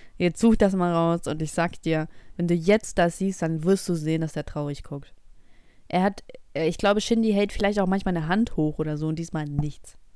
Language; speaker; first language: German; early bilingual, other home language; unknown